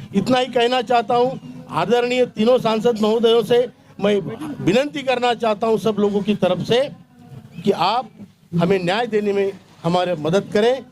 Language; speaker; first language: Hindi; non-native, local second language; Marathi